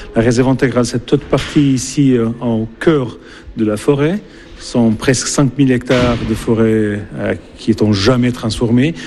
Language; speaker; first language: French; non-native, fluent; Portuguese